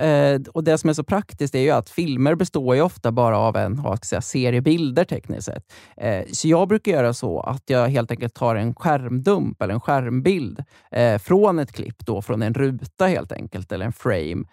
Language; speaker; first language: Swedish; native; Swedish